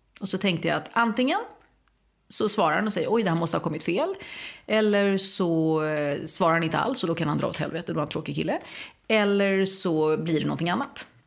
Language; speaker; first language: Swedish; native; Swedish